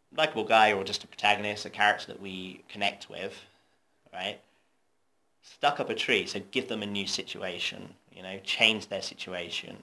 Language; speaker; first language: English; native; English